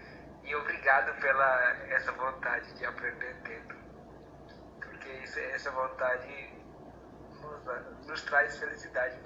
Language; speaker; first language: Portuguese; non-native, local second language; Tetum